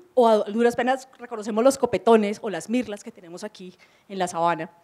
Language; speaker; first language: Spanish; native; Spanish